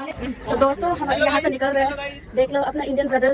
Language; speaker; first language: Hindi; non-native, local second language; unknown